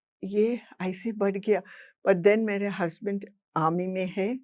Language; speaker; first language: Hindi; non-native, local second language; English